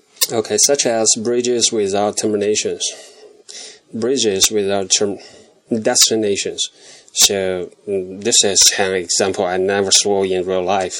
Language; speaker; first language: English; non-native, fluent; Chinese